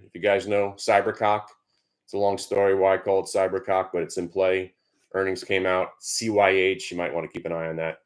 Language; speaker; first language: English; native; English